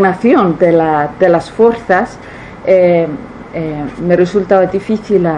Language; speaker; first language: Spanish; non-native, fluent; Icelandic